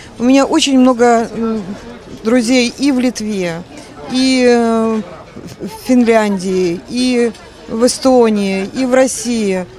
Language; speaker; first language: Russian; native; Russian